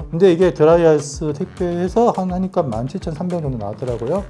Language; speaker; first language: Korean; native; Korean